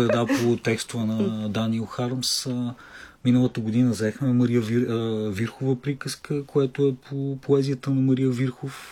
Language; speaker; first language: Bulgarian; native; Bulgarian